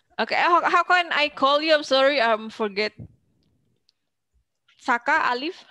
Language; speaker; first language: English; non-native, fluent; Indonesian